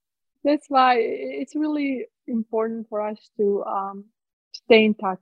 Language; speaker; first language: English; non-native, fluent; Croatian